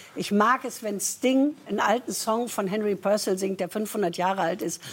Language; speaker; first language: German; native; German